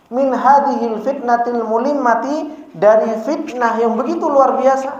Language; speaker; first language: Indonesian; native; Indonesian